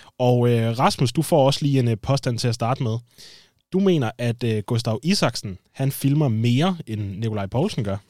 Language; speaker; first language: Danish; native; Danish